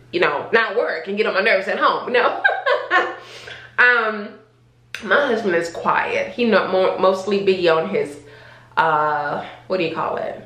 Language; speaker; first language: English; native; English